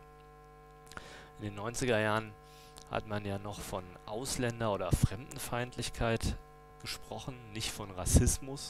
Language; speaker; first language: German; native; German